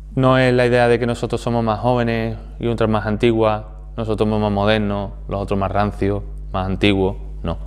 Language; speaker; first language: Spanish; native; Spanish